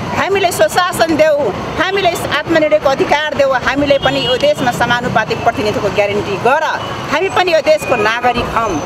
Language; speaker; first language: Nepali; non-native, local second language; Dangaura Tharu